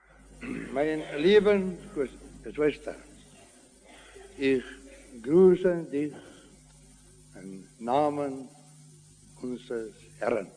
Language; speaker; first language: German; non-native, learner; Afrikaans